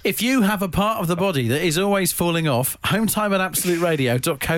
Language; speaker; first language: English; native; English